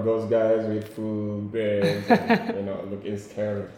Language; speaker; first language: English; non-native, local second language; Igbo